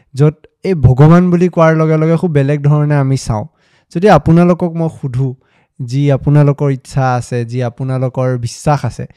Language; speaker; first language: Assamese; native; Assamese